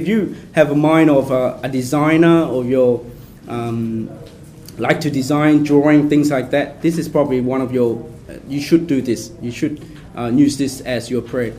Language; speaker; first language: English; native; English